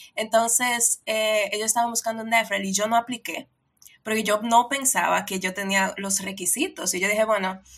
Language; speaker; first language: Spanish; native; Spanish